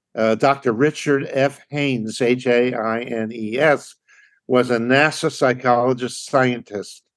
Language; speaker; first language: English; native; English